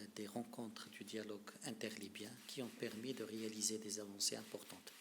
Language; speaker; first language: French; non-native, local second language; Arabic